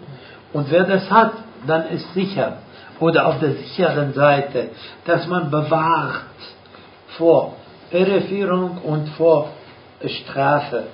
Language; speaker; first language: German; non-native, fluent; Arabic